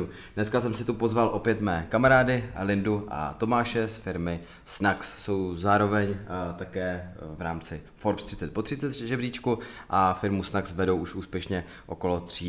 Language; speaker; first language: Czech; native; Czech